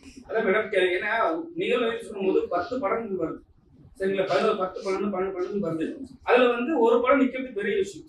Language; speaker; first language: Tamil; native; Tamil